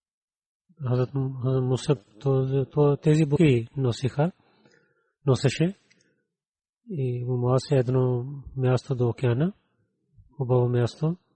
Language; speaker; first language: Bulgarian; non-native, learner; Urdu